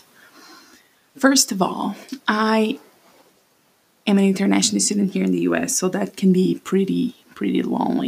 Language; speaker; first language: English; non-native, fluent; Portuguese